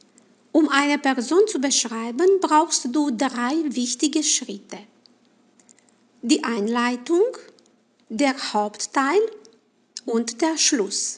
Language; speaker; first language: German; non-native, fluent; Romanian